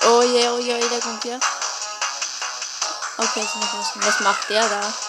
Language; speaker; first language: German; native; German